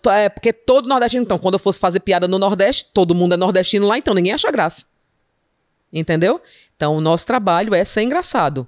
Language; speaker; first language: Portuguese; native; Portuguese